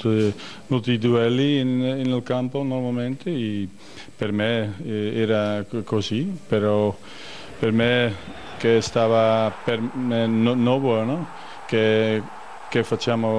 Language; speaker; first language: Italian; non-native, learner; Dutch